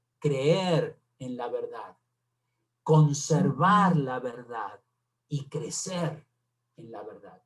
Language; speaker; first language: Spanish; native; Spanish